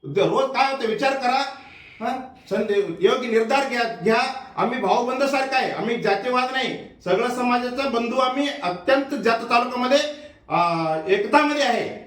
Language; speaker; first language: Marathi; non-native, local second language; Kannada